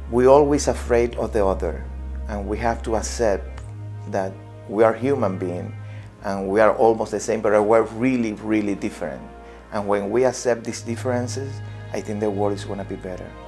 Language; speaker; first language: English; non-native, fluent; Spanish